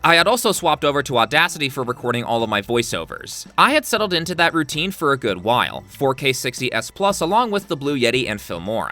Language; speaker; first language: English; native; English